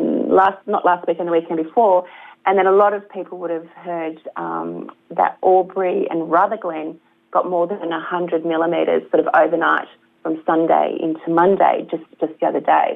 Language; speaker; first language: English; native; English